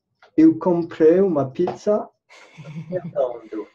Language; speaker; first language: Portuguese; non-native, learner; French